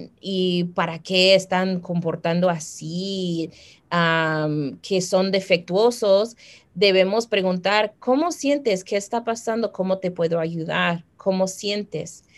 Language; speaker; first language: Spanish; early bilingual, heritage; Spanish